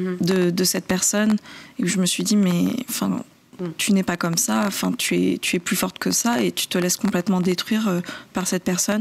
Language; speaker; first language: French; native; French